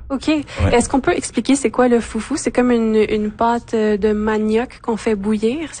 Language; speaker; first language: French; native; French